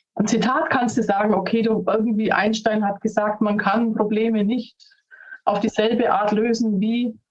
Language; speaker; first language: German; non-native, fluent; Spanish